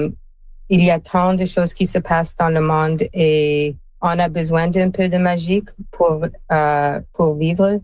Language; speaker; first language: French; non-native, fluent; English